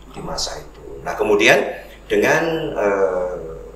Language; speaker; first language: Indonesian; non-native, local second language; Javanese